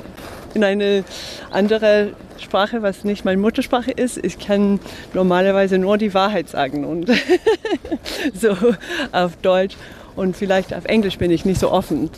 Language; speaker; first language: German; non-native, fluent; English